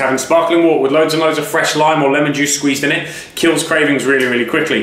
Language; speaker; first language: English; native; English